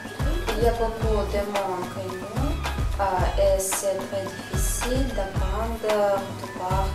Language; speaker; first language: French; non-native, learner; Russian